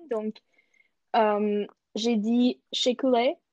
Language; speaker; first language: French; non-native, learner; English